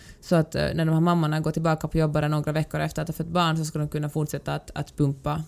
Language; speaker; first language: Swedish; native; Swedish